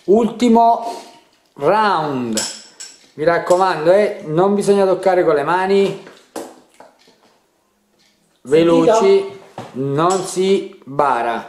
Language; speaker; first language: Italian; native; Italian